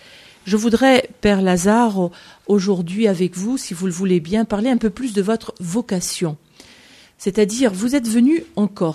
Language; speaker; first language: French; native; French